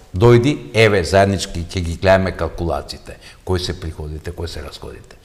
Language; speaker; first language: Macedonian; native; Macedonian